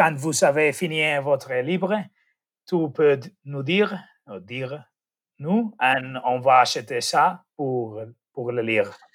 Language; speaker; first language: French; non-native, learner; Spanish